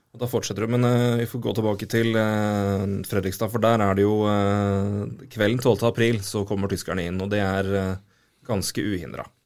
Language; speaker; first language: Norwegian; native; Norwegian